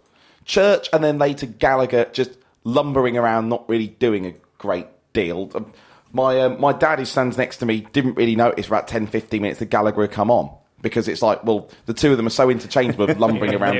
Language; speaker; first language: English; native; English